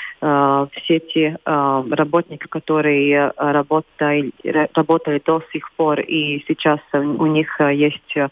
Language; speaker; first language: Russian; non-native, local second language; Latvian